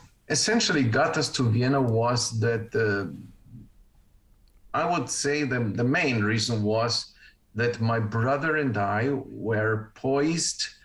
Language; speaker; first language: English; non-native, fluent; Spanish